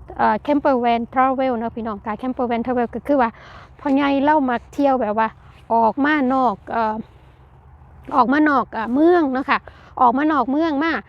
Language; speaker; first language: Thai; non-native, local second language; Lao